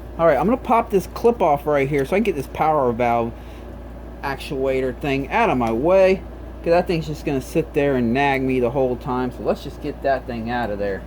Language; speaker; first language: English; native; English